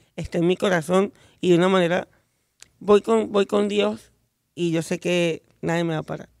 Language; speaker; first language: Spanish; native; Spanish